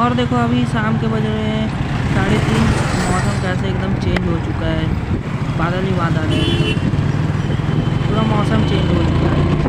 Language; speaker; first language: Hindi; native; Hindi